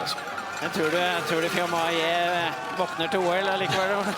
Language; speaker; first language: Norwegian; native; Norwegian